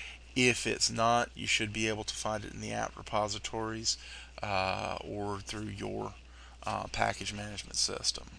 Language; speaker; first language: English; native; English